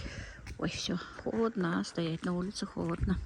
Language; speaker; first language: Russian; non-native, local second language; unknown